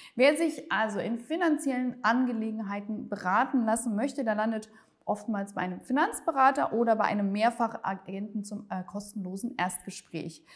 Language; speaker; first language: German; native; German